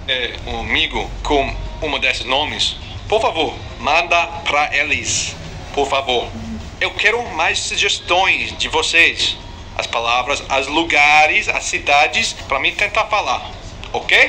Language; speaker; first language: Portuguese; non-native, learner; English